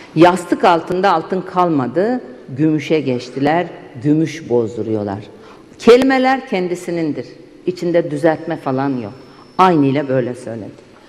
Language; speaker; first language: Turkish; native; Turkish